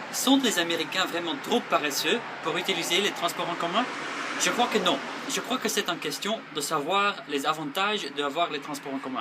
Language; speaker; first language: French; non-native, learner; English